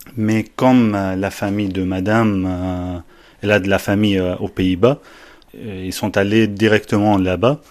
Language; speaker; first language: French; non-native, fluent; Arabic